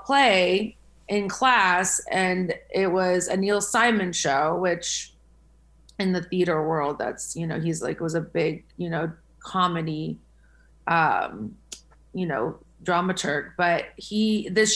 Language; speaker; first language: English; native; English